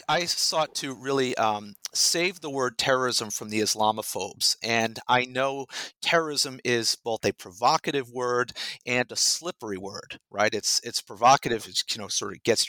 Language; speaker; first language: English; native; English